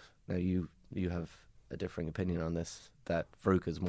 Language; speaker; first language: English; native; English